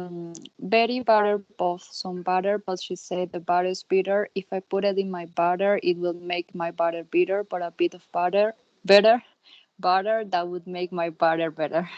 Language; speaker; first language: English; non-native, learner; Spanish